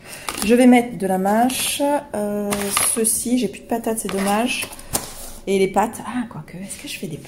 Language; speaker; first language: French; native; French